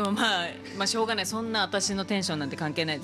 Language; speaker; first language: Japanese; native; Japanese